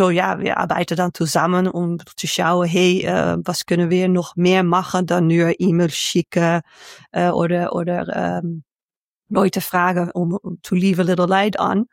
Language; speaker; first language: German; non-native, learner; Dutch